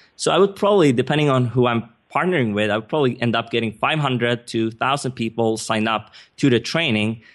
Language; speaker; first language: English; non-native, fluent; Swedish